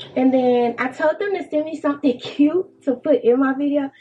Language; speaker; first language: English; native; English